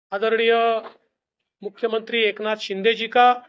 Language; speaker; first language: Hindi; non-native, local second language; Marathi